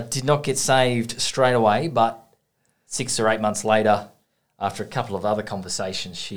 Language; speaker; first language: English; native; English